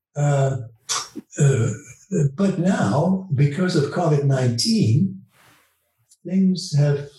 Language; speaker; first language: English; early bilingual, other home language; Dutch